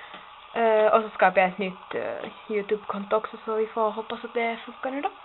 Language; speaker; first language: Swedish; non-native, local second language; Finnish